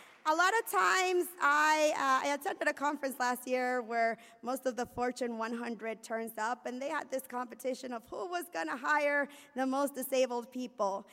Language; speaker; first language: English; early bilingual, other home language; Spanish